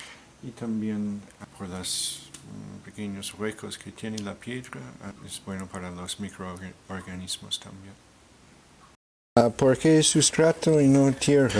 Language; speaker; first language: Spanish; non-native, fluent; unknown